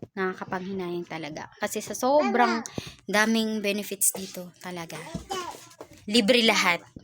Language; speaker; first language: Filipino; non-native, local second language; Cebuano